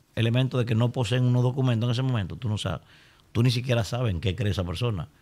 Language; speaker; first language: Spanish; native; Spanish